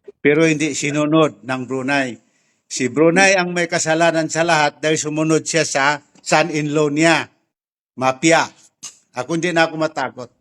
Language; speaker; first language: Filipino; non-native, local second language; Tausug